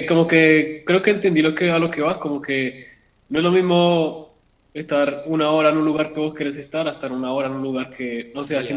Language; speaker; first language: Spanish; native; Spanish